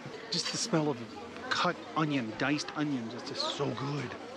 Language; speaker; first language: English; native; English